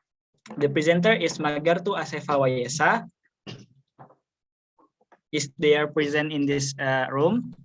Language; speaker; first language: English; non-native, fluent; Indonesian